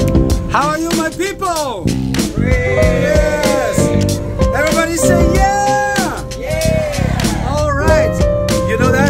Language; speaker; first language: English; non-native, fluent; French